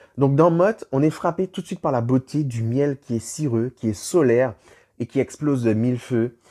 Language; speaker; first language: French; native; French